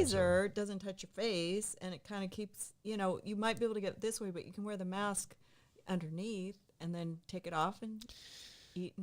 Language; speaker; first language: English; native; English